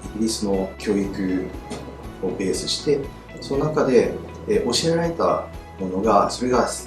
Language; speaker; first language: Japanese; non-native, fluent; Chinese